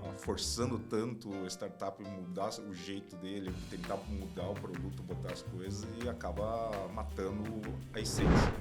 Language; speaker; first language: Portuguese; non-native, fluent; Chinese